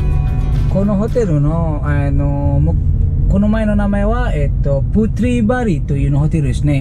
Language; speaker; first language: Japanese; non-native, fluent; Indonesian